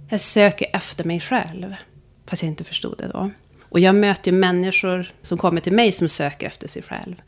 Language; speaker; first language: Swedish; native; Swedish